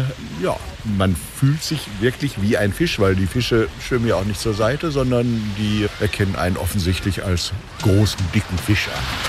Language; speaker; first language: German; native; German